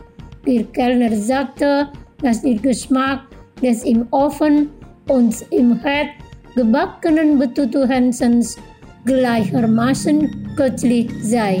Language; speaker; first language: German; non-native, local second language; Indonesian